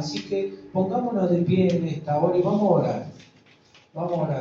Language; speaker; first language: Spanish; native; Spanish